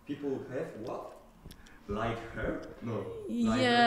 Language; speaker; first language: English; non-native, fluent; Polish